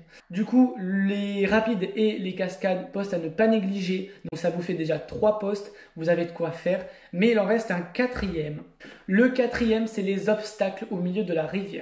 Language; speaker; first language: French; native; French